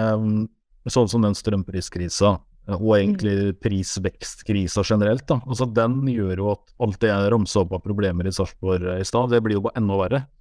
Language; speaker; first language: Norwegian; native; Norwegian